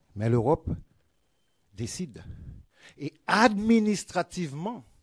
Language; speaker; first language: French; native; French